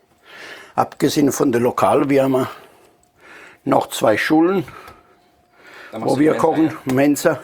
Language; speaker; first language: German; non-native, fluent; Italian